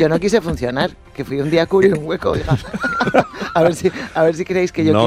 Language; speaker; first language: Spanish; native; Spanish